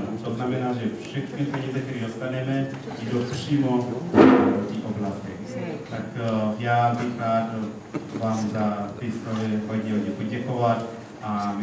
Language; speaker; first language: Czech; non-native, learner; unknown